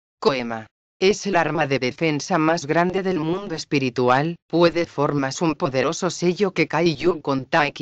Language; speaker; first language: Spanish; native; Spanish